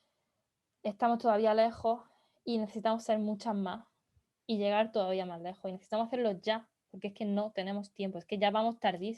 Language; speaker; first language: Spanish; native; Spanish